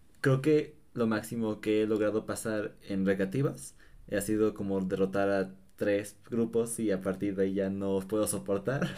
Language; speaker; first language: Spanish; native; Spanish